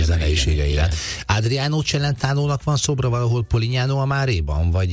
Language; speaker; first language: Hungarian; native; Hungarian